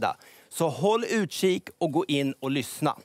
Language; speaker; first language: Swedish; native; Swedish